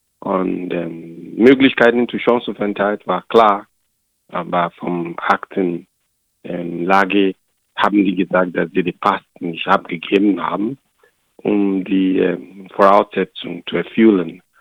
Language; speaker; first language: German; non-native, learner; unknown